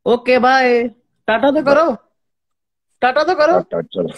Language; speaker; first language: Hindi; native; Hindi